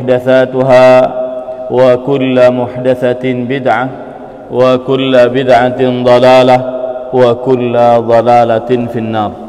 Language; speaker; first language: Arabic; non-native, fluent; Indonesian